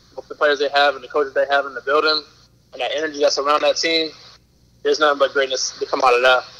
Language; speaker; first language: English; native; English